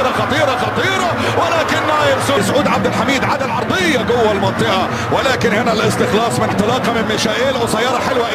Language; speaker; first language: Arabic; native; Arabic